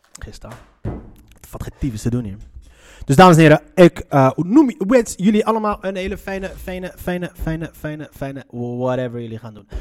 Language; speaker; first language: Dutch; early bilingual, other home language; Arabic